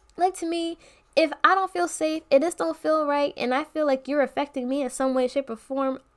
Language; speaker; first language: English; native; English